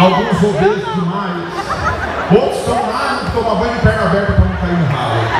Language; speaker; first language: Portuguese; native; Portuguese